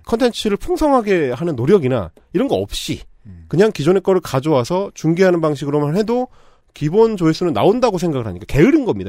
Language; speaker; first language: Korean; native; Korean